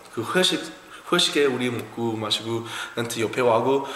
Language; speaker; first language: Korean; non-native, learner; English